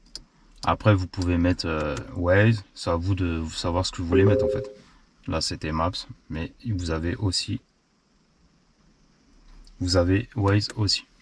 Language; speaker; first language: French; native; French